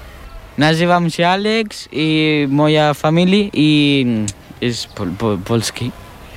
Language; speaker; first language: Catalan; early bilingual, other home language; Polish